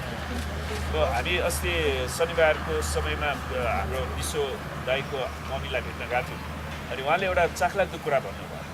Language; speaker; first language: Nepali; native; Nepali